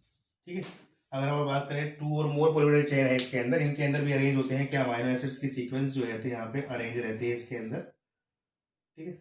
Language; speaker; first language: Hindi; native; Hindi